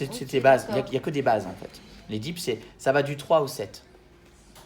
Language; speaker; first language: French; native; French